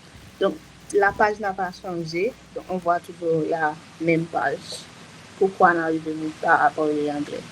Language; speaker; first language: French; non-native, local second language; Haitian Creole